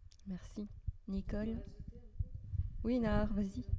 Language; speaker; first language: French; native; French